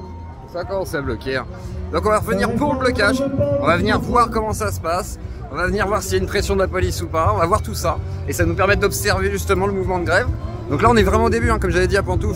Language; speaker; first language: French; native; French